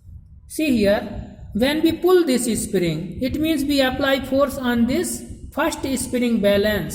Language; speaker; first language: English; non-native, local second language; Hindi